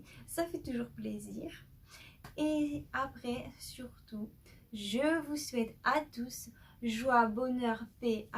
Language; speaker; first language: French; native; French